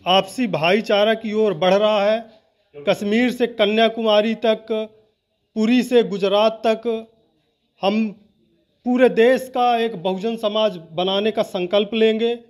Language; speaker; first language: Hindi; native; Hindi